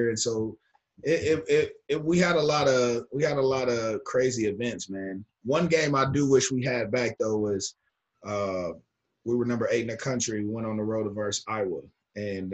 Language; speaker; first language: English; native; English